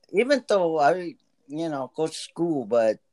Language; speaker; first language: English; early bilingual, other home language; Lao